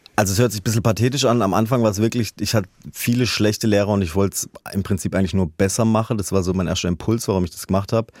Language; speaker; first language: German; native; German